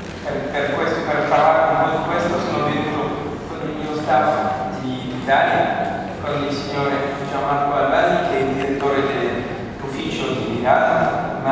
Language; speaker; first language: Italian; non-native, learner; French